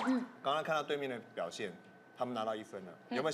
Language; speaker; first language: Chinese; native; Chinese